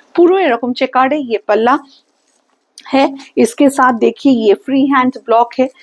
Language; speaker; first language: Hindi; non-native, local second language; Bangla